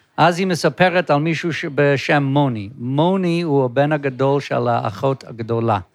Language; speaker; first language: Hebrew; non-native, fluent; English